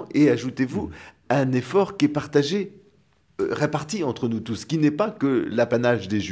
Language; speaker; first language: French; native; French